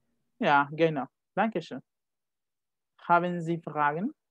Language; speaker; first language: German; non-native, fluent; Spanish